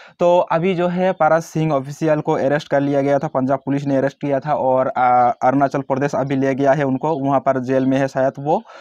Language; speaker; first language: Hindi; native; Hindi